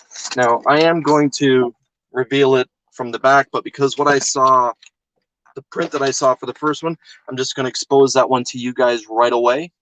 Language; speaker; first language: English; native; English